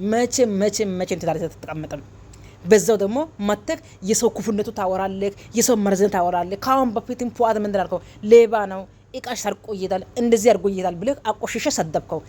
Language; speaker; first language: Amharic; non-native, local second language; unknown